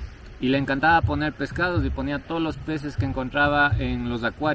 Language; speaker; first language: Spanish; native; Spanish